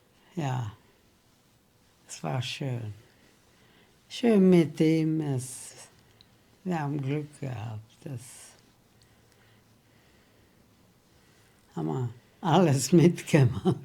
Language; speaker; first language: German; early bilingual, heritage; German